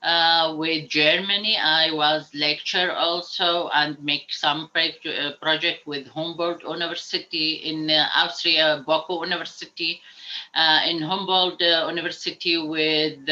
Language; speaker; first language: English; non-native, learner; Arabic